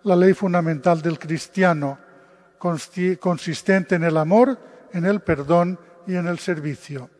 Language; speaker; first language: Spanish; non-native, local second language; Catalan